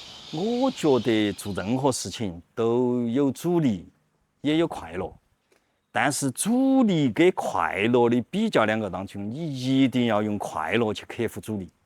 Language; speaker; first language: Chinese; native; Chinese